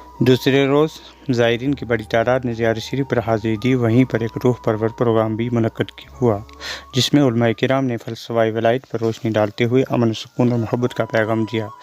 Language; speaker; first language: Urdu; non-native, local second language; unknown